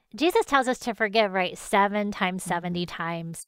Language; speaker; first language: English; native; English